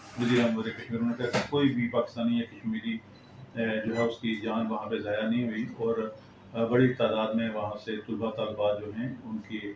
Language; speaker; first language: Urdu; non-native, local second language; Pahari-Potwari